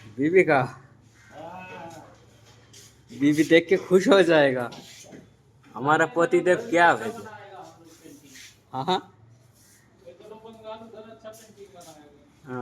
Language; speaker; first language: Hindi; non-native, local second language; Bangla